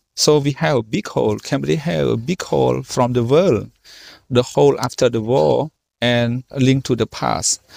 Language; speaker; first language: English; non-native, learner; Khmer